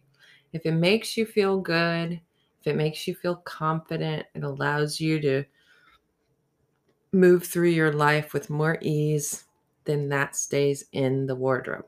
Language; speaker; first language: English; native; English